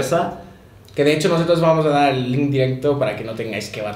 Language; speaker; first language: Spanish; native; Spanish